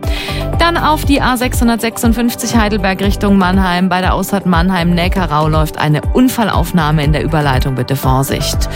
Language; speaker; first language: German; native; German